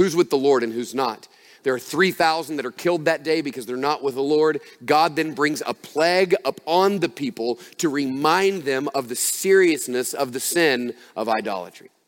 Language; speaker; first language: English; native; English